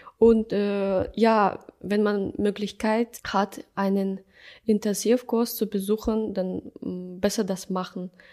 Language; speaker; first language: German; non-native, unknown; Russian